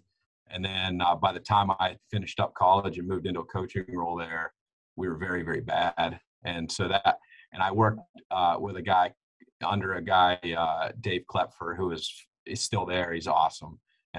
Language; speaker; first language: English; native; English